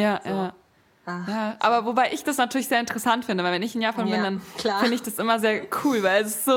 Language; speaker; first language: German; native; German